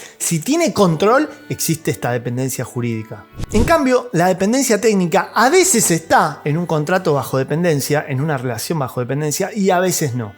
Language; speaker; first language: Spanish; native; Spanish